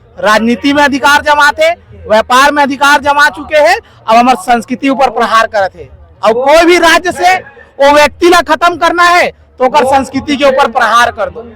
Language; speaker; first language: Hindi; native; Hindi